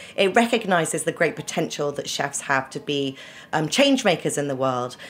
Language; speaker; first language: English; native; English